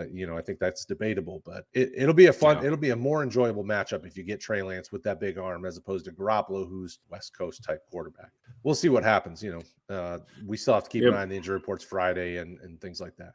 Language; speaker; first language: English; native; English